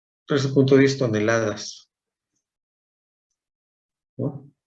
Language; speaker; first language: Spanish; native; Spanish